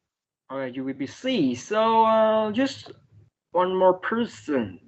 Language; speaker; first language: English; non-native, fluent; Vietnamese